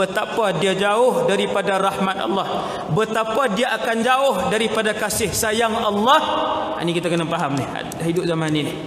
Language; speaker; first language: Malay; native; Malay